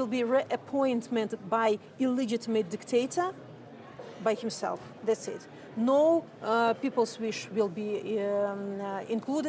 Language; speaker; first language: English; non-native, fluent; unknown